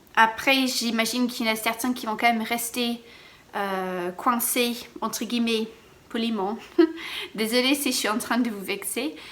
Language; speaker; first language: French; non-native, fluent; English